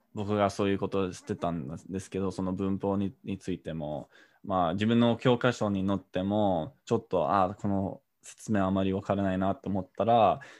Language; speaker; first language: Japanese; non-native, fluent; English